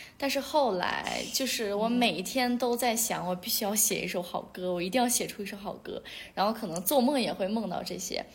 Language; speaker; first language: Chinese; non-native, local second language; Uyghur